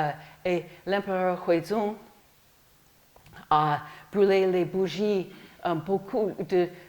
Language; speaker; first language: French; non-native, fluent; English